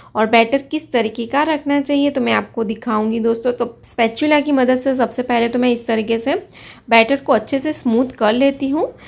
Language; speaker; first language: Hindi; non-native, local second language; Gujarati